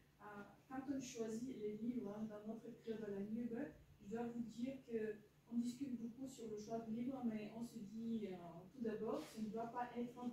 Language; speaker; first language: French; non-native, fluent; Bulgarian